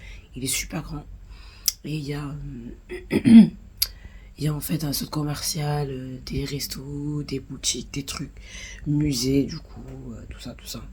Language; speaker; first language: French; native; French